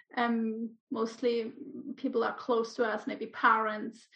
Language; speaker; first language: English; non-native, fluent; German